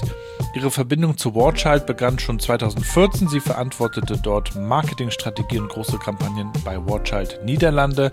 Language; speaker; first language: German; native; German